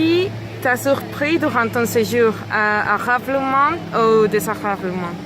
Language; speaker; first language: French; non-native, learner; Spanish